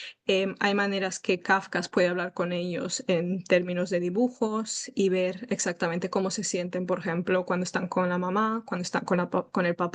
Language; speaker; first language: Spanish; native; Spanish